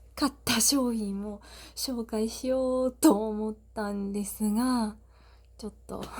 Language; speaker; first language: Japanese; non-native, learner; English